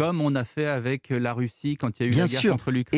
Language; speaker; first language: French; native; French